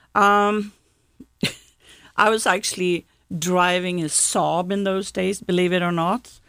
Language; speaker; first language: English; non-native, fluent; Swedish